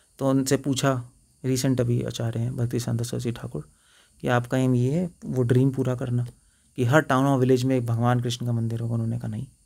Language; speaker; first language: Hindi; native; Hindi